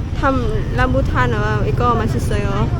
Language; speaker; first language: Korean; non-native, learner; Lao